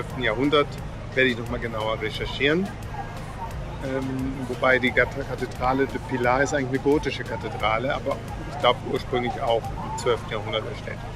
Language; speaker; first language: German; native; German